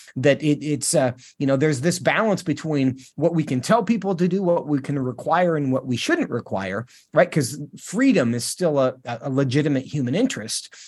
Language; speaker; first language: English; native; English